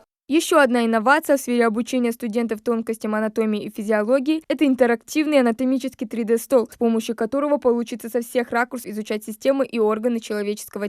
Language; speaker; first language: Russian; native; Russian